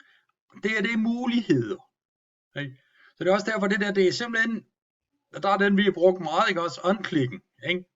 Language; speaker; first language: Danish; native; Danish